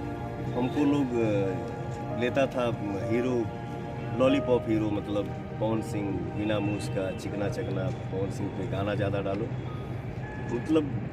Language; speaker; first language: Hindi; non-native, local second language; Bhojpuri